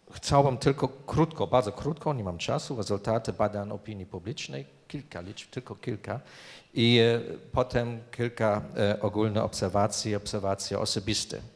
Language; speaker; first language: Polish; non-native, fluent; German